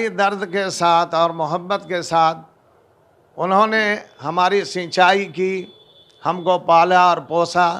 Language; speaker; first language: Urdu; native; Urdu